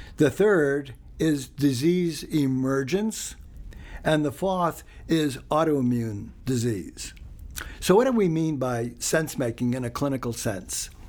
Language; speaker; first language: English; early bilingual, other home language; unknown